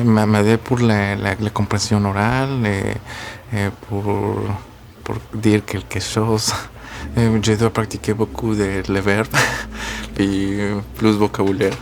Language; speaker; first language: French; non-native, learner; Spanish